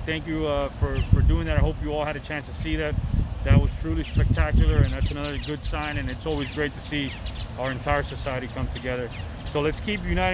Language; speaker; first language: English; early bilingual, other home language; Spanish